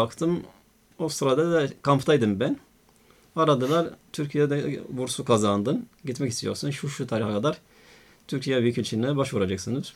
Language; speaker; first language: Turkish; non-native, fluent; Arabic